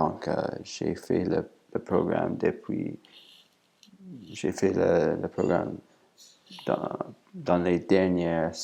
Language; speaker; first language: French; non-native, learner; English